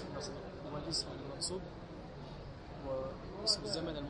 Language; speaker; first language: Arabic; non-native, learner; French